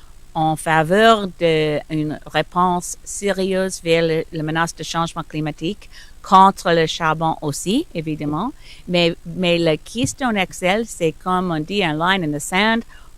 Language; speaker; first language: French; non-native, learner; English